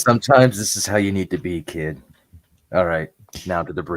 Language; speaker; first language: English; native; English